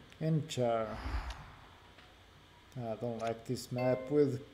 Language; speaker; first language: English; non-native, learner; Portuguese